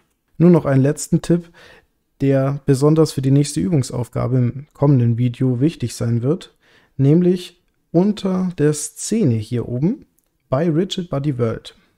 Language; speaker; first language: German; native; German